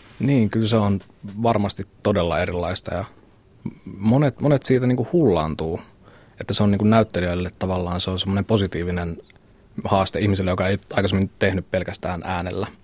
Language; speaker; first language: Finnish; native; Finnish